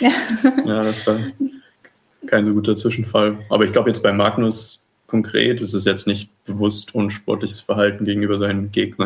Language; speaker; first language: German; native; German